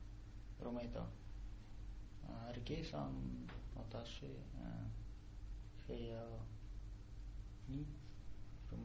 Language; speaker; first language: Japanese; non-native, learner; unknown